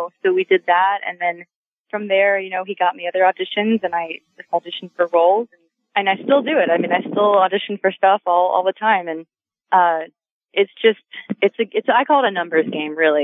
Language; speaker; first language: English; native; English